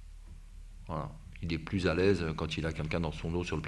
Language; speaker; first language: French; native; French